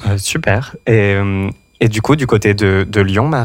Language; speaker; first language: French; native; French